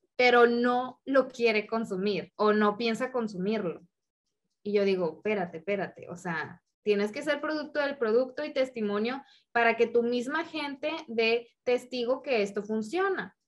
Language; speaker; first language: Spanish; native; Spanish